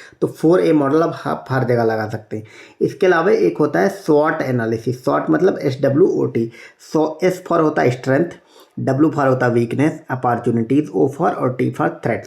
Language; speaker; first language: Hindi; native; Hindi